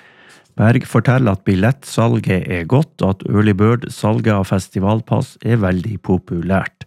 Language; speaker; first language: Norwegian; native; Norwegian